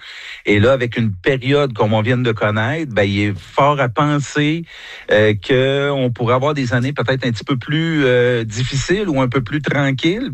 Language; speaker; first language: French; native; French